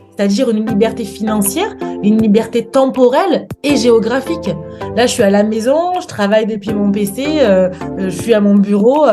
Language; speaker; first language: French; native; French